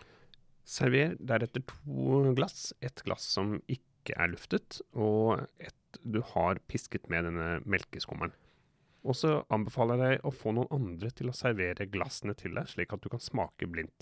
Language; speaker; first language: Norwegian; native; Norwegian